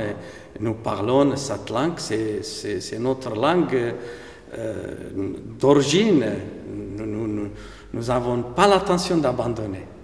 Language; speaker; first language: French; non-native, fluent; Aramaic